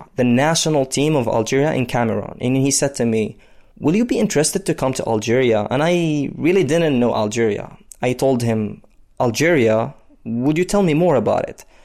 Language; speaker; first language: English; non-native, fluent; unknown